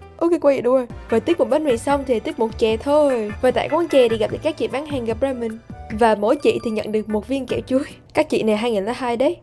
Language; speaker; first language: Vietnamese; early bilingual, heritage; Vietnamese